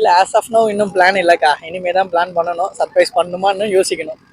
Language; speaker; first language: Tamil; native; Tamil